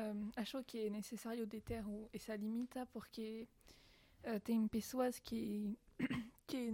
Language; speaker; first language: Portuguese; non-native, learner; French